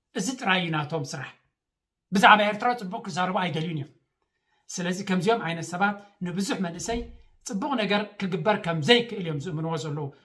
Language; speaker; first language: Tigrinya; native; Tigrinya